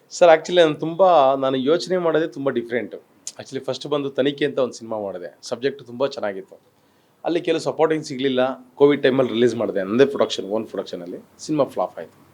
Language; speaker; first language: Kannada; native; Kannada